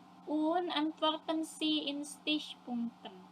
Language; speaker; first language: German; non-native, fluent; Indonesian